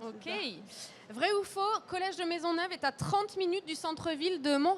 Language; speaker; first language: French; native; French